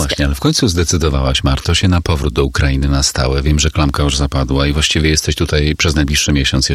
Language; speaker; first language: Polish; native; Polish